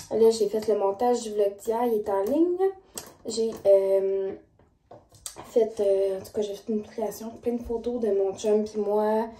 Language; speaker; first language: French; native; French